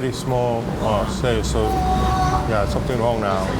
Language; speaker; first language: English; non-native, learner; Korean